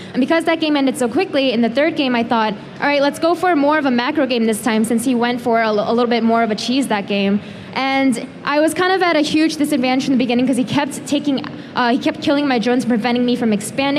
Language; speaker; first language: English; early bilingual, other home language; Korean